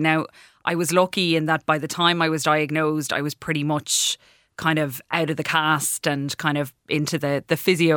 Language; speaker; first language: English; native; English